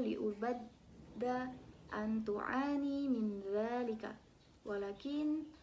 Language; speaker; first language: Arabic; non-native, learner; Indonesian